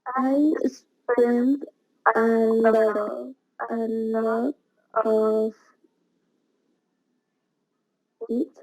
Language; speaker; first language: English; non-native, learner; Spanish